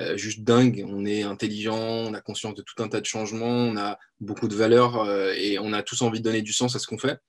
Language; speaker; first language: French; native; French